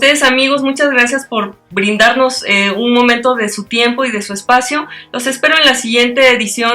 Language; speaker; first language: Spanish; native; Spanish